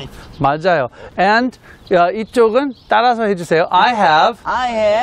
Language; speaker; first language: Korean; non-native, fluent; English